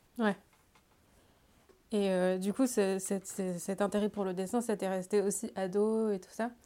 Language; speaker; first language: French; native; French